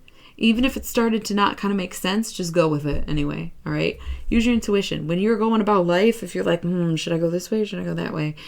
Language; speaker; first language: English; native; English